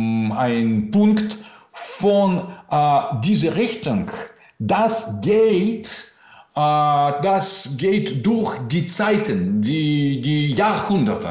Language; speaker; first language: German; non-native, learner; Russian